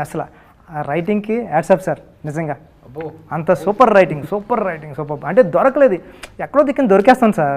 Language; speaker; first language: Telugu; native; Telugu